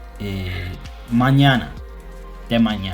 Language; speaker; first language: Spanish; non-native, learner; Turkish